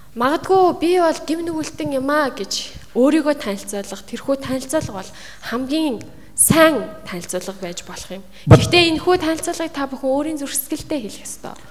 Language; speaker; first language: Mongolian; native; Mongolian